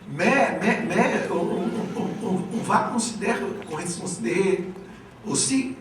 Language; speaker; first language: French; non-native, local second language; Portuguese